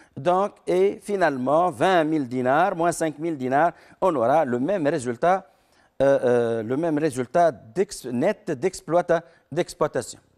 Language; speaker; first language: French; non-native, local second language; Arabic